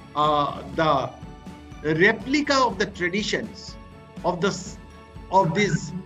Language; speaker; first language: English; non-native, local second language; Bangla